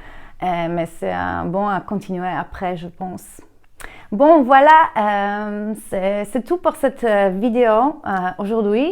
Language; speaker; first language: French; non-native, learner; Polish